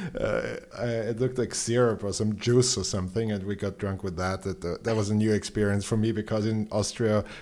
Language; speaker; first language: English; non-native, fluent; German